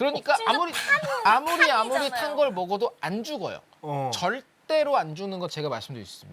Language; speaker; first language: Korean; native; Korean